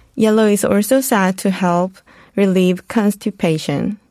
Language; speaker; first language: English; non-native, fluent; Korean